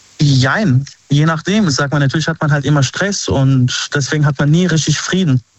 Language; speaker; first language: German; early bilingual, other home language; Arabic